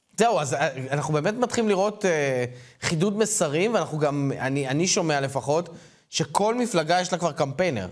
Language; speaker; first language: Hebrew; native; Hebrew